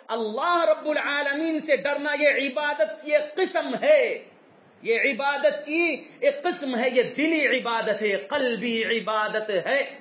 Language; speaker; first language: Urdu; native; Urdu